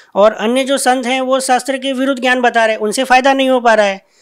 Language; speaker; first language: Hindi; non-native, local second language; Gujarati